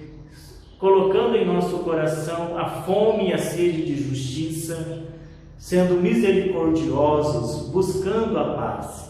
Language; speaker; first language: Portuguese; native; Portuguese